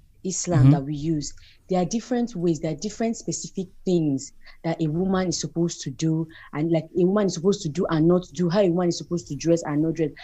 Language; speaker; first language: English; non-native, local second language; Yoruba